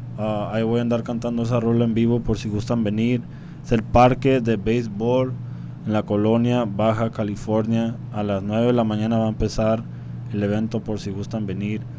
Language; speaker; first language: Spanish; early bilingual, heritage; Spanish